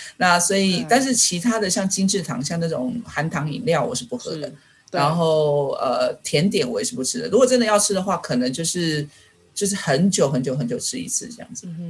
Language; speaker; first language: Chinese; native; Chinese